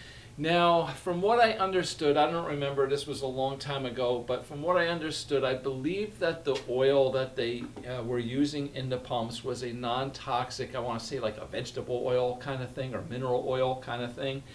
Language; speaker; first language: English; native; English